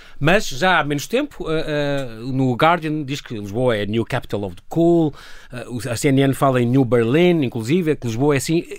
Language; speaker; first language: Portuguese; native; Portuguese